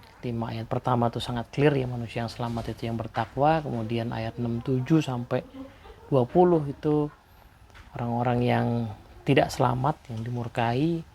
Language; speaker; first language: Indonesian; native; Indonesian